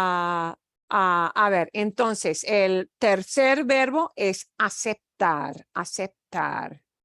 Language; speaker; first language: Spanish; non-native, fluent; English